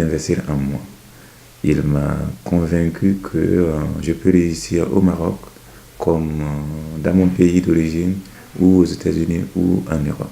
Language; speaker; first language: French; non-native, local second language; Mossi